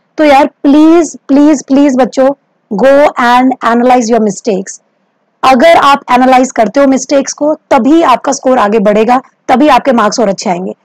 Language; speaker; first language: Hindi; native; Hindi